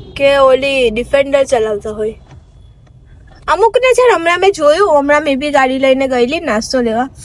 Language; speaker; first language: Gujarati; native; Gujarati